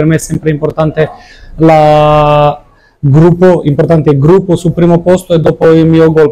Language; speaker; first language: Italian; non-native, fluent; Macedonian